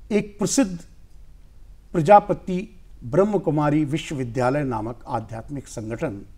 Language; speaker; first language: Hindi; native; Hindi